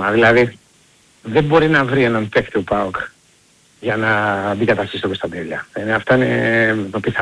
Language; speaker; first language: Greek; native; Greek